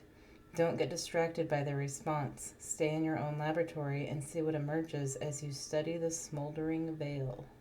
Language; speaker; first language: English; native; English